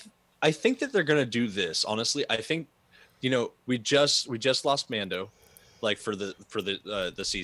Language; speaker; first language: English; native; English